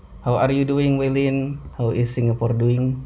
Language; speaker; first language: English; non-native, learner; Indonesian